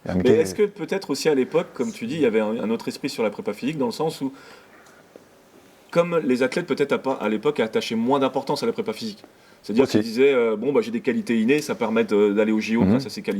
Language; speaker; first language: French; native; French